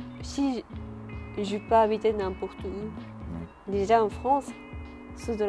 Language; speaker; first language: French; non-native, learner; Japanese